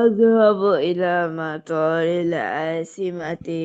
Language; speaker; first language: Arabic; non-native, learner; Bangla